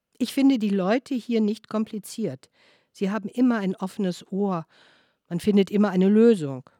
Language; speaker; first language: German; non-native, fluent; French